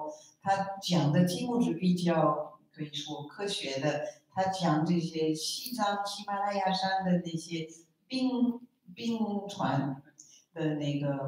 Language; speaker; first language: Chinese; non-native, fluent; French